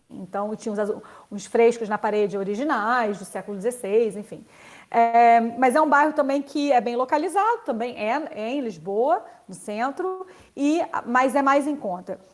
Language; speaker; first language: Portuguese; native; Portuguese